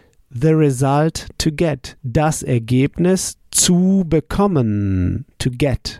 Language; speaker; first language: German; native; German